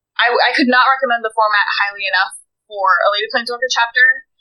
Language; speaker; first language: English; native; English